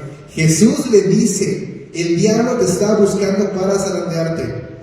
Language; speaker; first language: Spanish; native; Spanish